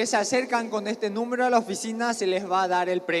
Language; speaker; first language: Spanish; native; Spanish